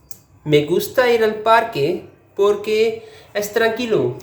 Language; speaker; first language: Spanish; non-native, learner; Urdu